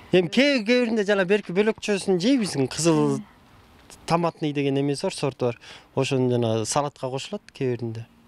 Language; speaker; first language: Kyrgyz; native; Kyrgyz